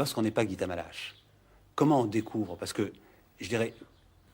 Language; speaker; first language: French; native; French